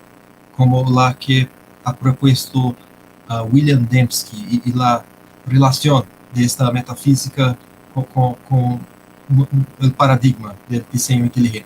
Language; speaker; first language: Spanish; non-native, fluent; Portuguese